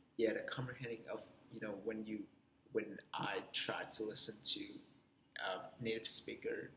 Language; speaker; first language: English; non-native, fluent; Vietnamese